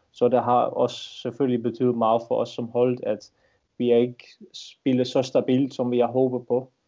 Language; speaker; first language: Danish; non-native, fluent; Dutch